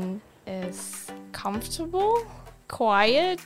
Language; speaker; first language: English; non-native, fluent; Indonesian